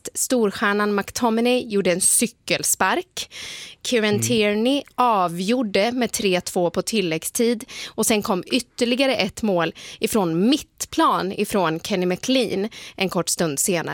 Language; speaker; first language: Swedish; native; Swedish